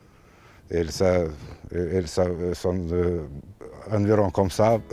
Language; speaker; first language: French; non-native, learner; Lithuanian